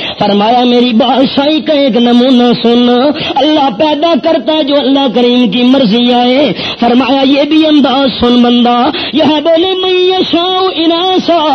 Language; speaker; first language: Urdu; non-native, local second language; Pashto